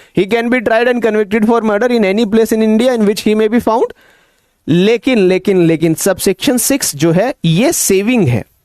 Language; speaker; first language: Hindi; native; Hindi